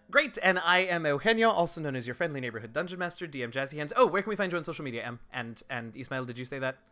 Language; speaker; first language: English; native; English